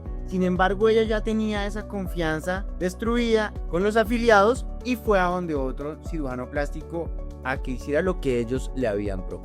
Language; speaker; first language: Spanish; native; Spanish